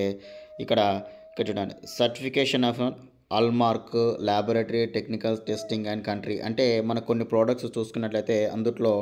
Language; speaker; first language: Telugu; native; Telugu